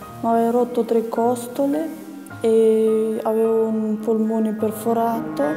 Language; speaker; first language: Italian; non-native, learner; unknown